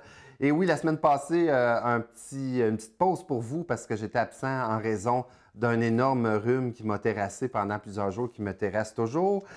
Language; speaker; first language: French; native; French